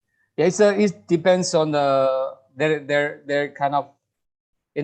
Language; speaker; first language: English; non-native, fluent; Indonesian